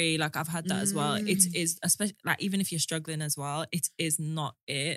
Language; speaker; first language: English; native; English